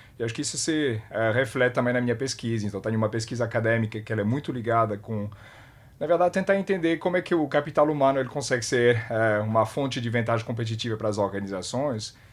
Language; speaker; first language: Portuguese; non-native, fluent; French